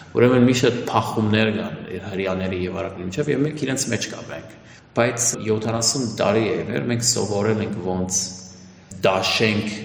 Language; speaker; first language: Armenian; early bilingual, heritage; Armenian